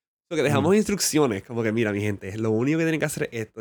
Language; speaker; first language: Spanish; early bilingual, heritage; Spanish